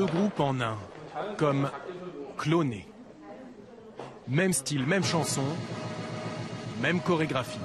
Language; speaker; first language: French; native; French